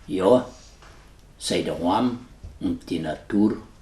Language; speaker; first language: German; native; German